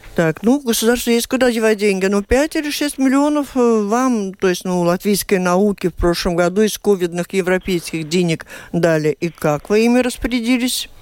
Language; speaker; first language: Russian; native; Russian